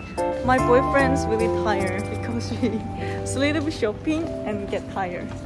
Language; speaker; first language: English; non-native, learner; Korean